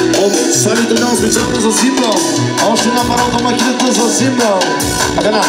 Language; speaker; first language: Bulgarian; non-native, local second language; Romany